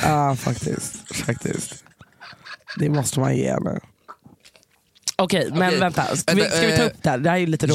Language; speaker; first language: Swedish; native; Swedish